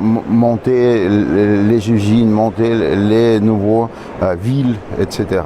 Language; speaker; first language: French; non-native, fluent; Russian